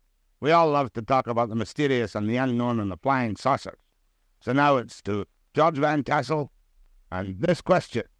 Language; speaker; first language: English; native; English